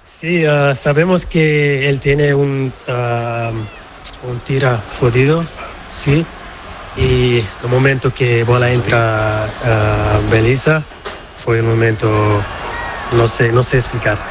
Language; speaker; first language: Spanish; non-native, learner; Portuguese